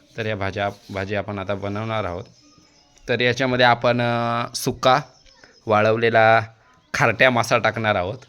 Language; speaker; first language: Marathi; non-native, local second language; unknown